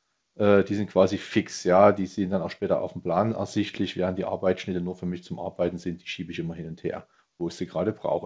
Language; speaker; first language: German; native; German